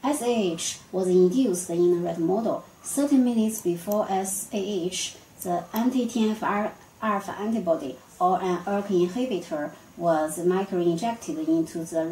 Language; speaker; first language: English; non-native, fluent; Chinese